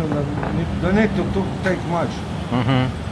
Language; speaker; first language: English; non-native, learner; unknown